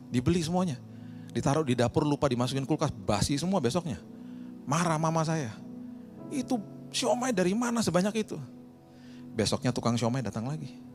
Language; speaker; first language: Indonesian; native; Indonesian